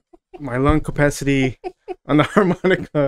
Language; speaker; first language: English; native; English